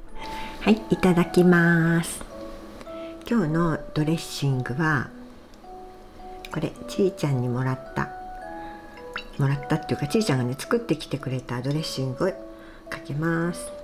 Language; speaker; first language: Japanese; native; Japanese